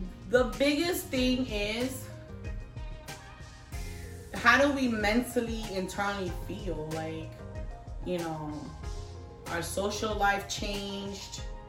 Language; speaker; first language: English; early bilingual, other home language; Spanish